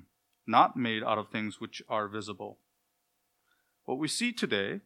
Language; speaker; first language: English; native; English